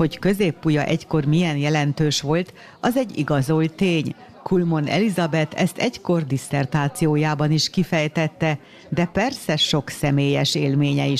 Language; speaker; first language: Hungarian; native; Hungarian